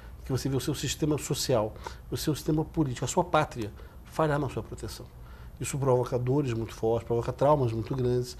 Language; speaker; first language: Portuguese; native; Portuguese